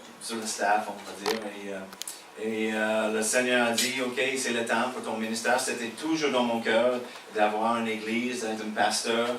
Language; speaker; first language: French; non-native, fluent; English